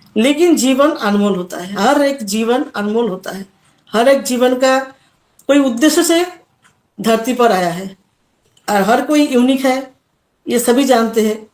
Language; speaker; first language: Hindi; non-native, local second language; Assamese